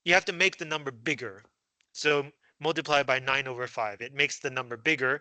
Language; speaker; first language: English; non-native, fluent; Chinese